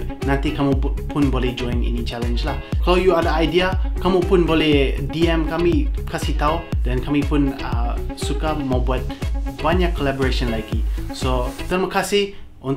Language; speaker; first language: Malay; non-native, fluent; English